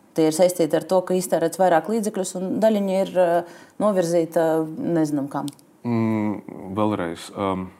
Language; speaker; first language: Latvian; non-native, local second language; Russian